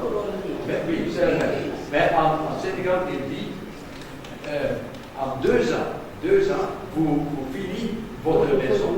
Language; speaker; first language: French; non-native, learner; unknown